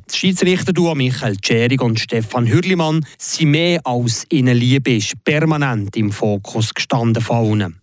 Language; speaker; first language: German; native; German